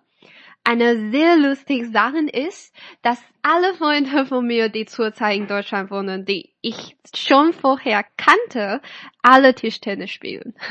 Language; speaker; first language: German; non-native, fluent; Chinese